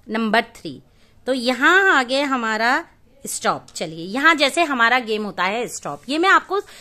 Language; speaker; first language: Hindi; native; Hindi